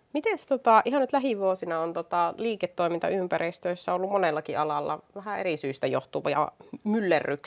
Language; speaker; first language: Finnish; native; Finnish